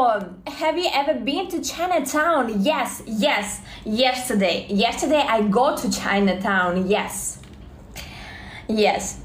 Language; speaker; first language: English; non-native, learner; Russian